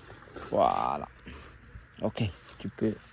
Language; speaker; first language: French; non-native, learner; Arabic